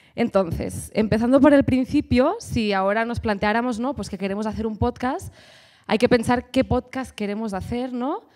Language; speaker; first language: Spanish; native; Spanish